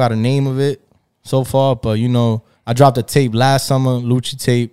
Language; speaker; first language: English; early bilingual, other home language; Spanish